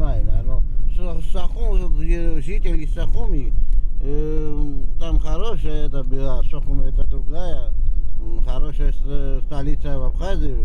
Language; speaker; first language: Russian; non-native, fluent; Georgian